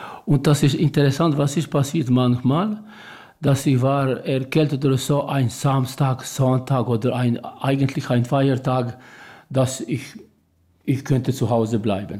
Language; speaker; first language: German; non-native, learner; Albanian